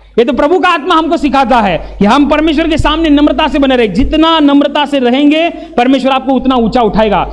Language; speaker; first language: Hindi; non-native, local second language; Marathi